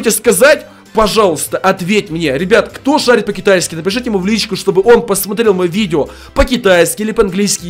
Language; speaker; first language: Russian; native; Russian